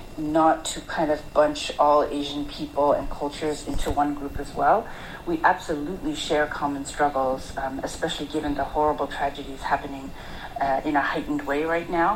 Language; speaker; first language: English; native; English